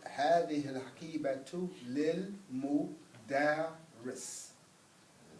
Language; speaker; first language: Arabic; non-native, fluent; English